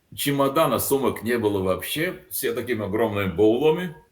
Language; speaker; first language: Russian; non-native, local second language; Latvian